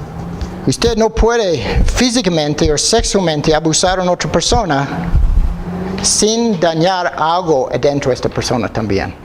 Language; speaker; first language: Spanish; non-native, fluent; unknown